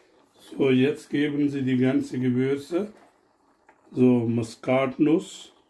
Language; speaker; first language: German; non-native, learner; Urdu